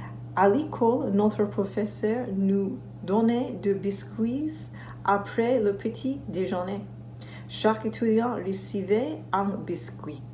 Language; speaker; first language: French; non-native, learner; English